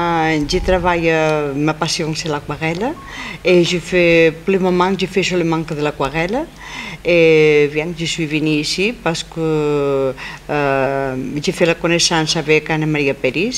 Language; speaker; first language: French; non-native, fluent; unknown